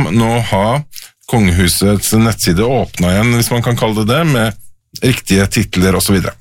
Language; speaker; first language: Norwegian; native; Norwegian